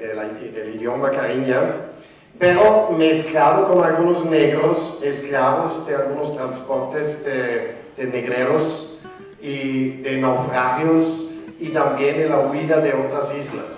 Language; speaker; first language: Spanish; non-native, fluent; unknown